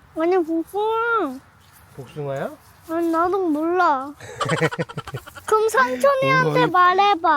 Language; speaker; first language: Korean; early bilingual, heritage; Korean